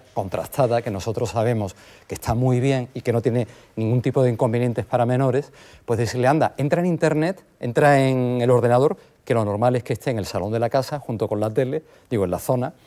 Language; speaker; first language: Spanish; native; Spanish